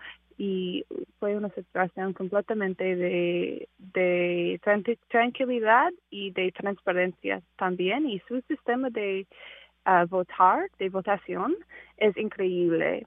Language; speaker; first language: Spanish; non-native, fluent; English